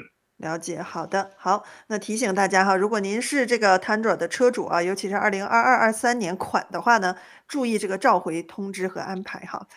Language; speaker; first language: Chinese; native; Chinese